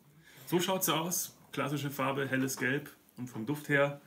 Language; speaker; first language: German; native; German